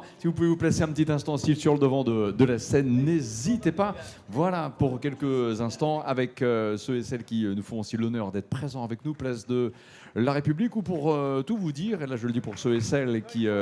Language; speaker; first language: French; native; French